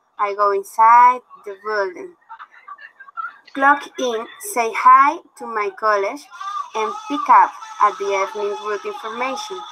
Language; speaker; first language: English; non-native, learner; Spanish